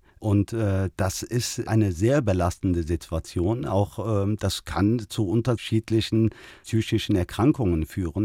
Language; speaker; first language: German; early bilingual, other home language; Turkish